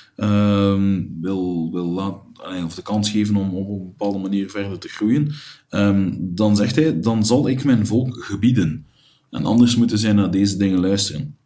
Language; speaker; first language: Dutch; native; Dutch